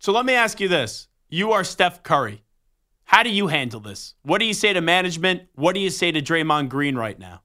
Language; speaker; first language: English; native; English